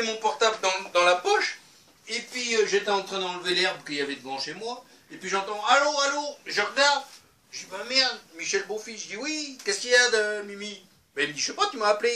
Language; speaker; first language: French; native; French